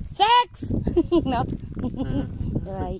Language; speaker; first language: Danish; non-native, learner; Thai